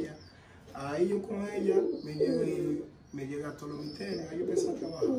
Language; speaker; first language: Spanish; non-native, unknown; Haitian Creole